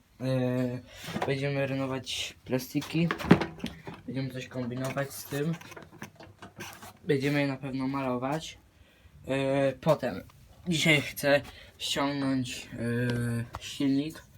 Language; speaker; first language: Polish; native; Polish